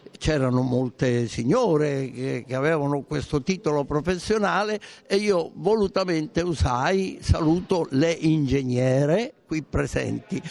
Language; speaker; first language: Italian; native; Italian